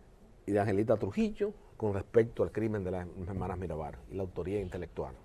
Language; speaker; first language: Spanish; native; Spanish